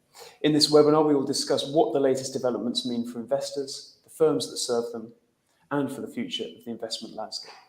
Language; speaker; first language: English; native; English